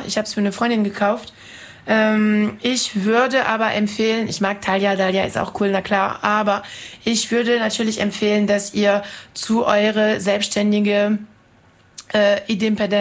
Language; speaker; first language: German; non-native, fluent; French